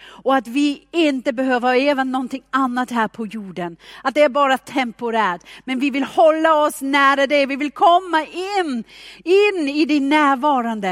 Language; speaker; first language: Swedish; non-native, fluent; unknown